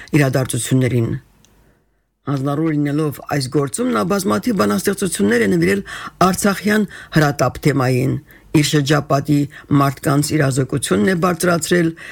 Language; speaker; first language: Armenian; native; Armenian